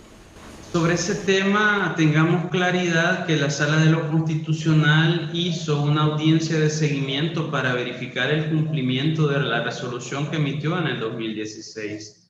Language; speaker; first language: Spanish; native; Spanish